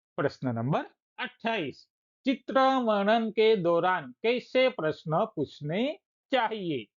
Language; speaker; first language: Hindi; non-native, local second language; Gujarati